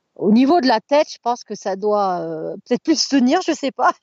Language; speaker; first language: French; native; French